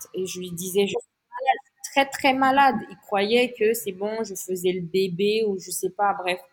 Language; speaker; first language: French; non-native, local second language; Malagasy